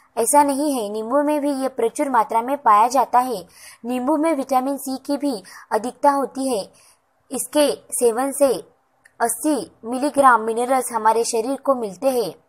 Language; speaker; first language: Hindi; non-native, local second language; Marathi